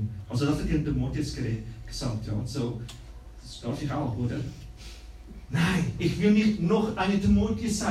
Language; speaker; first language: German; non-native, learner; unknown